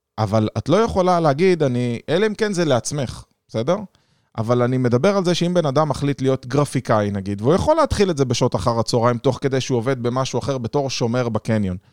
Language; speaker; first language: Hebrew; native; Hebrew